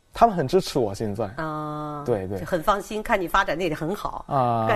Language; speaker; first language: Chinese; non-native, fluent; Indonesian